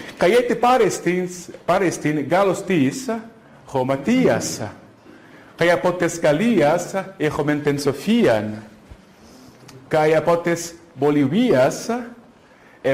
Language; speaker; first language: Greek; non-native, fluent; Portuguese